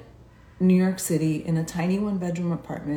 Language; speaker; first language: English; native; English